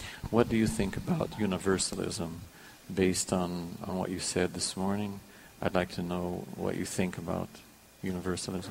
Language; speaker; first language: English; non-native, fluent; Portuguese